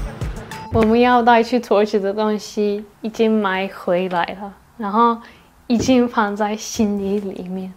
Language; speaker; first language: Chinese; non-native, fluent; Turkish